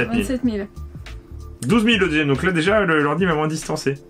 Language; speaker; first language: French; native; French